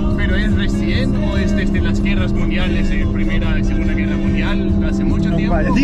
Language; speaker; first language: Spanish; non-native, fluent; Danish